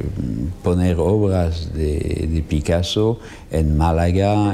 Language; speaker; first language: Spanish; non-native, fluent; French